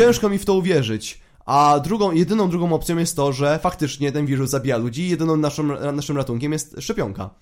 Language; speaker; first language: Polish; native; Polish